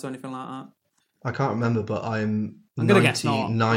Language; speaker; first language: English; native; English